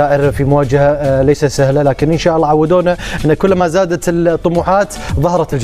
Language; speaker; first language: Arabic; native; Arabic